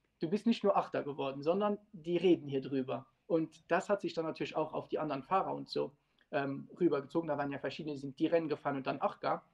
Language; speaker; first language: German; non-native, local second language; Luxembourgish